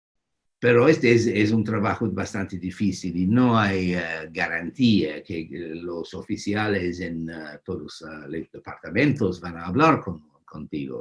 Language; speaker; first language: Spanish; non-native, fluent; English